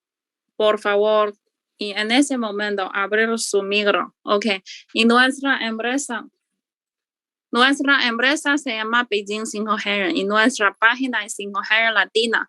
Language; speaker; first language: Spanish; non-native, learner; Chinese